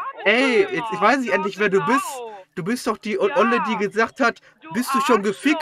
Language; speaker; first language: German; native; German